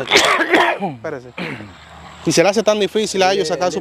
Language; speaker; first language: Spanish; native; Spanish